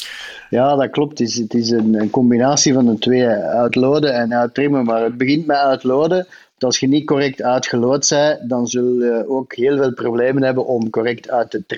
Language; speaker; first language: Dutch; native; Dutch